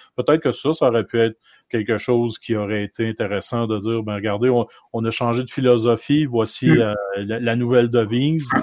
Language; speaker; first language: French; native; French